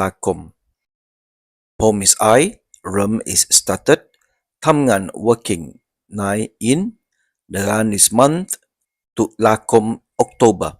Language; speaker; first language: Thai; non-native, learner; English